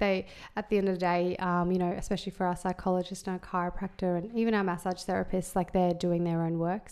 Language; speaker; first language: English; native; English